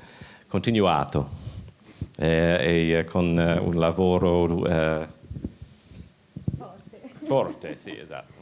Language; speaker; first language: Italian; non-native, learner; English